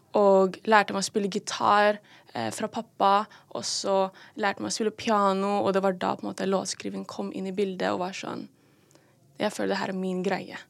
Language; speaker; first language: Norwegian; early bilingual, other home language; Filipino